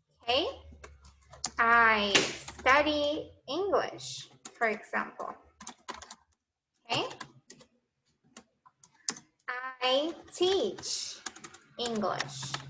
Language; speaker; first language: English; non-native, fluent; Portuguese